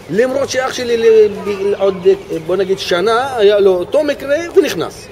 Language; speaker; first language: Hebrew; non-native, local second language; Arabic